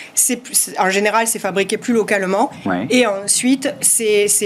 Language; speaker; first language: French; native; French